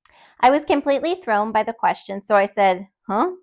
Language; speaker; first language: English; native; English